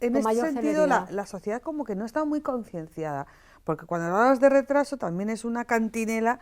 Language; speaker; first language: Spanish; native; Spanish